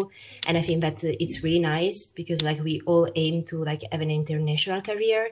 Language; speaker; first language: English; non-native, fluent; Italian